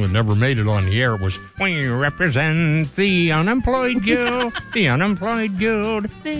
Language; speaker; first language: English; native; English